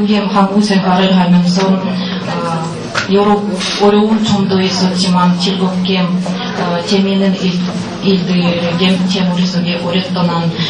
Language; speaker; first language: Korean; non-native, learner; Russian